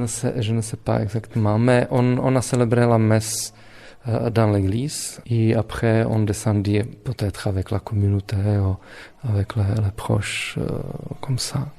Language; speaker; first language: French; non-native, fluent; Czech